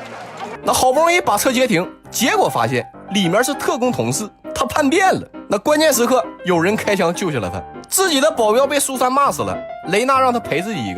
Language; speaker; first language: Chinese; native; Chinese